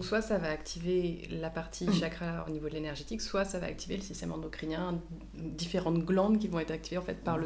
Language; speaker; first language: French; native; French